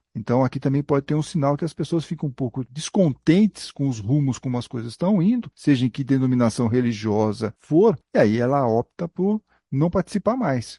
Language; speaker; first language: Portuguese; native; Portuguese